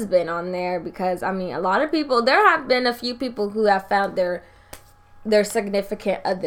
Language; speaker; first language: English; native; English